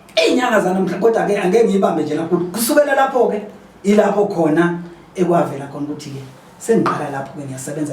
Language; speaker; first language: Zulu; native; Zulu